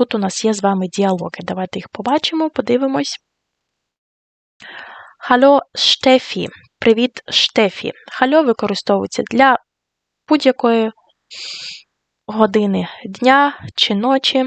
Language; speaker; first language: Ukrainian; native; Ukrainian